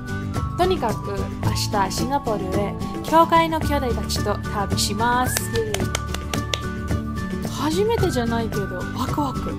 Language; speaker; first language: Japanese; non-native, learner; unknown